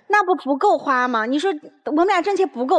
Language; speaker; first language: Chinese; native; Chinese